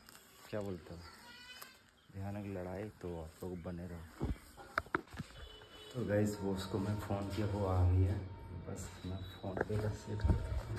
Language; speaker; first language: Hindi; native; Hindi